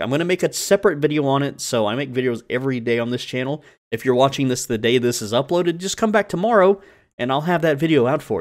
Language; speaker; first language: English; native; English